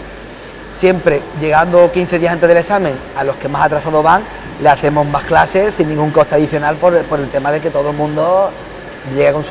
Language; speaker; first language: Spanish; native; Spanish